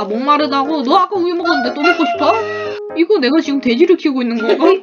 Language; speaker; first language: Korean; native; Korean